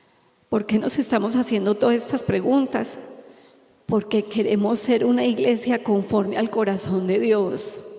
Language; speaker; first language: Spanish; native; Spanish